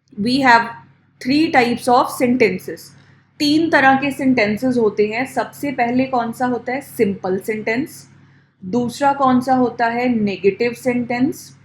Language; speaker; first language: Hindi; native; Hindi